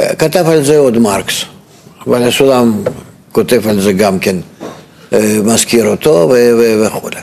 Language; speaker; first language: Hebrew; non-native, fluent; Russian